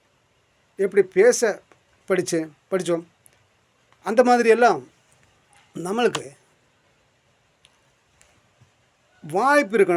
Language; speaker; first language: Tamil; non-native, local second language; Malayalam